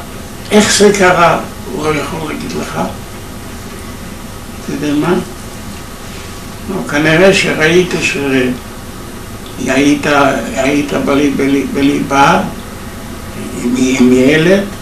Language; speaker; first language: Hebrew; non-native, fluent; Yiddish